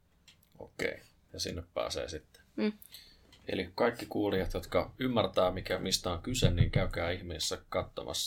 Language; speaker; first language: Finnish; native; Finnish